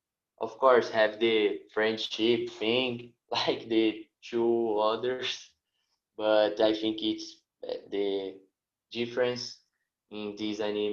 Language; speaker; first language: English; non-native, learner; Portuguese